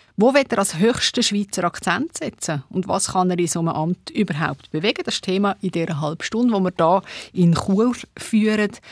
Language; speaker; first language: German; native; German